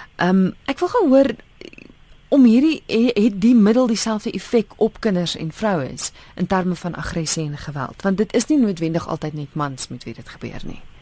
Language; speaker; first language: Afrikaans; native; Afrikaans